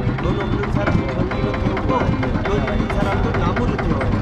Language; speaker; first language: Korean; non-native, learner; Hindi